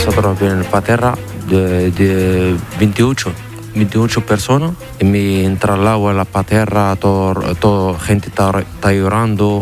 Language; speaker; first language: Spanish; non-native, learner; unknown